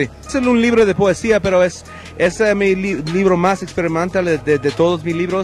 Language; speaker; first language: Spanish; early bilingual, heritage; English